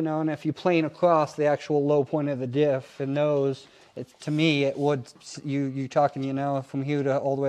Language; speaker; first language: English; native; English